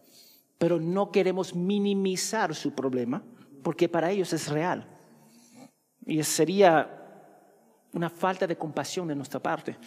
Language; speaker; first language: Spanish; early bilingual, heritage; Spanish